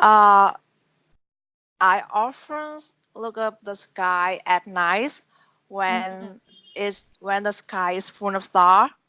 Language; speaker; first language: English; non-native, learner; Vietnamese